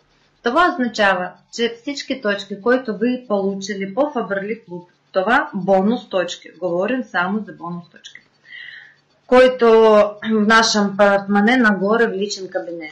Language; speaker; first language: Bulgarian; non-native, fluent; Russian